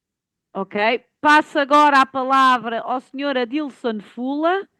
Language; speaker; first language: Portuguese; native; Portuguese